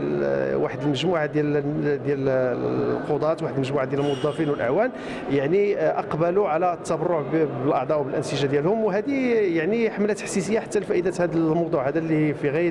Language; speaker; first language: Arabic; native; Arabic